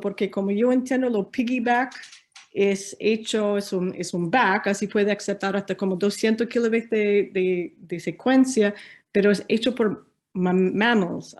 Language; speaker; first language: Spanish; non-native, learner; English